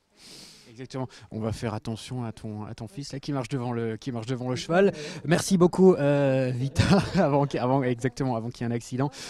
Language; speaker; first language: French; native; French